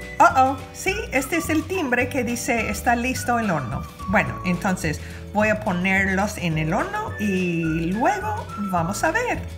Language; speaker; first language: Spanish; non-native, fluent; English